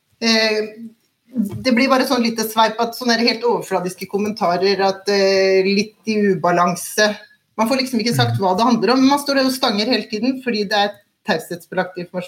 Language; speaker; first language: Norwegian; native; Norwegian